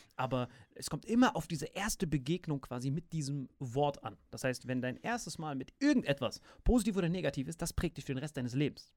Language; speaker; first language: German; native; German